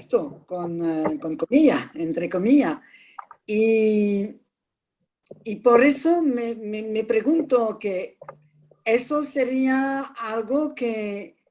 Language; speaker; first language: Spanish; non-native, fluent; French